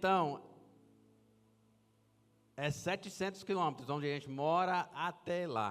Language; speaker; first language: Portuguese; non-native, fluent; English